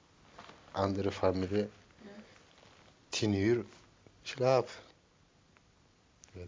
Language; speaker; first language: Dutch; non-native, learner; Turkish